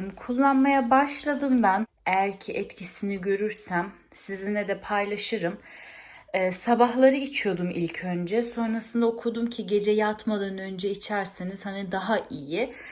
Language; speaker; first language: Turkish; early bilingual, heritage; Turkish